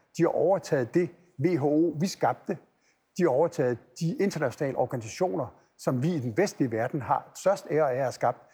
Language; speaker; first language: Danish; native; Danish